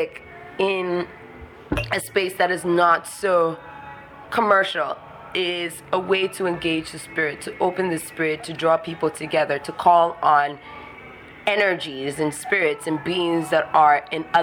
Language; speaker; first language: English; non-native, local second language; Ewe